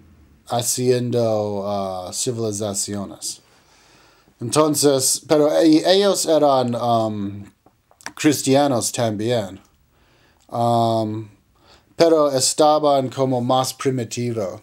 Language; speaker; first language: Spanish; non-native, learner; English